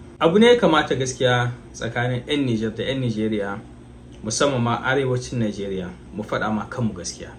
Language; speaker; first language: Hausa; native; Hausa